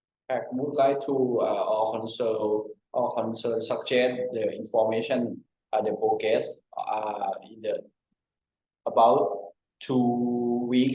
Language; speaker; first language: English; non-native, learner; Thai